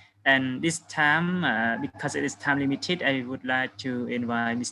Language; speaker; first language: English; non-native, fluent; Khmer